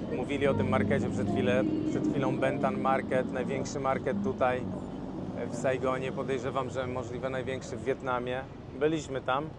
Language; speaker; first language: Polish; native; Polish